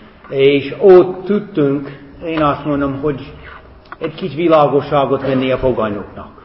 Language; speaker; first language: Hungarian; non-native, fluent; English